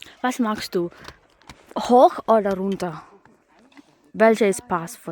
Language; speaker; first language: German; non-native, learner; Malayalam